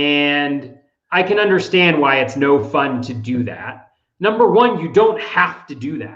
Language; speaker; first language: English; native; English